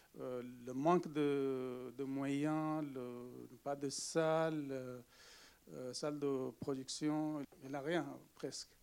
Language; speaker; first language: French; non-native, learner; Arabic